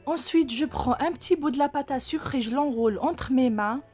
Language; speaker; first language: French; non-native, local second language; Arabic